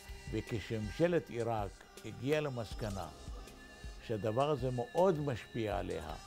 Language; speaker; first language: Hebrew; non-native, fluent; Arabic